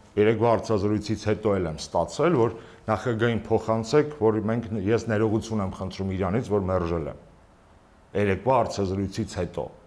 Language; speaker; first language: Armenian; native; Armenian